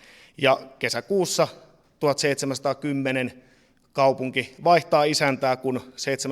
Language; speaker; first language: Finnish; native; Finnish